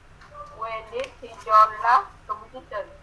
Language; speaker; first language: English; non-native, learner; Vietnamese